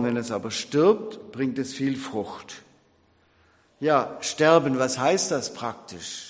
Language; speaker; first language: German; native; German